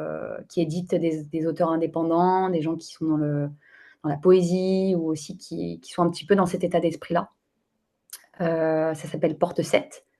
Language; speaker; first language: French; native; French